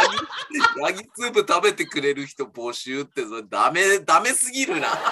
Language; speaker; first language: Japanese; native; Japanese